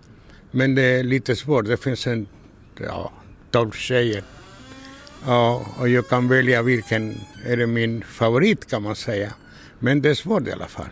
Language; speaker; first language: Swedish; non-native, learner; Spanish